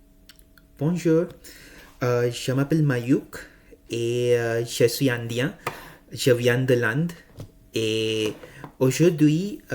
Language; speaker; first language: French; non-native, learner; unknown